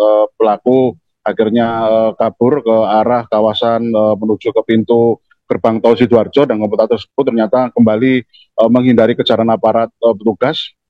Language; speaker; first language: Indonesian; native; Indonesian